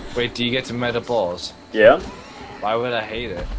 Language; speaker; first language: English; native; English